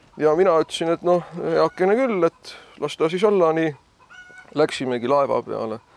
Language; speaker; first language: Estonian; native; Estonian